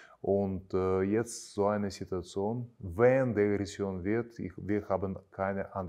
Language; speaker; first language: German; non-native, fluent; Russian